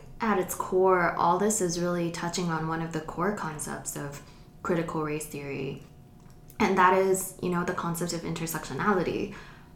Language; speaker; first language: English; non-native, local second language; Cantonese